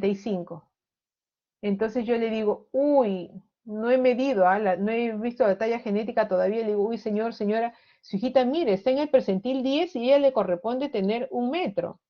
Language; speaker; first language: Spanish; native; Spanish